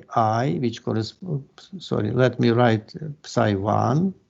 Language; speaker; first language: English; non-native, fluent; Ukrainian